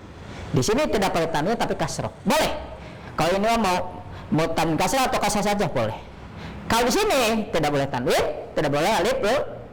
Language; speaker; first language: Indonesian; native; Indonesian